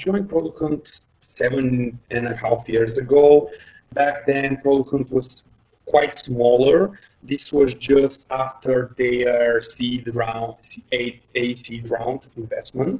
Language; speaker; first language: English; non-native, fluent; Bulgarian